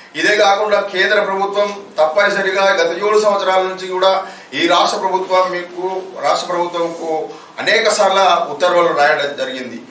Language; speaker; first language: Telugu; non-native, local second language; Gondi